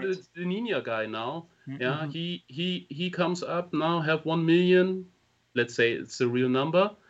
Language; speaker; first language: English; non-native, fluent; German